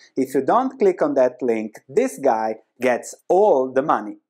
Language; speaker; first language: English; non-native, fluent; Croatian